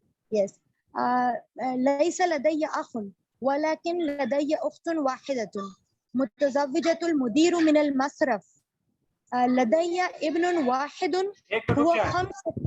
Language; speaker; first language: Arabic; non-native, learner; Urdu